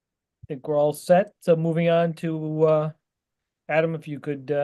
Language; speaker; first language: English; native; English